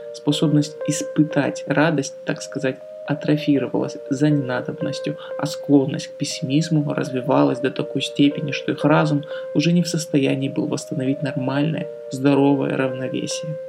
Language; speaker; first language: Russian; native; Russian